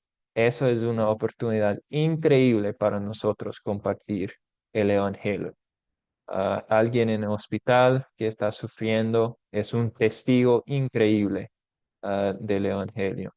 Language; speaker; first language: Spanish; non-native, fluent; English